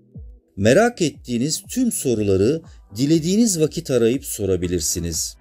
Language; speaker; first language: Turkish; native; Turkish